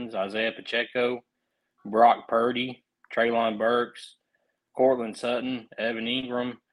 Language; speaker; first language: English; early bilingual, other home language; Spanish